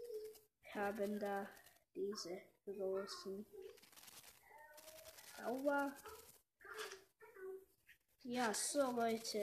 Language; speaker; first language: German; non-native, learner; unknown